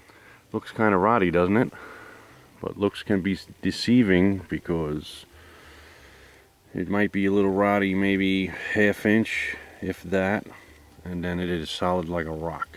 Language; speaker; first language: English; native; English